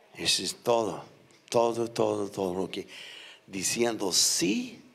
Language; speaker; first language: Spanish; non-native, fluent; English